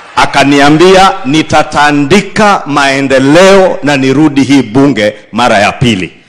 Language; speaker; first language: Swahili; non-native, local second language; Kikuyu